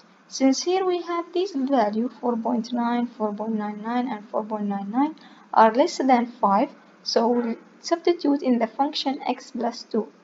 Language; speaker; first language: English; non-native, fluent; Arabic